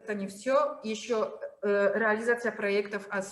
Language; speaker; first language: Russian; non-native, fluent; Polish